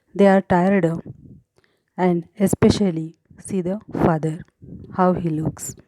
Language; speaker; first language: English; non-native, local second language; Marathi